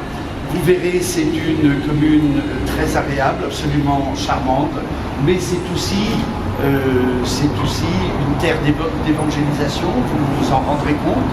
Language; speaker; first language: French; native; French